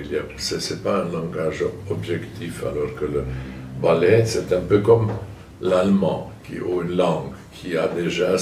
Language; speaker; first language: French; non-native, fluent; German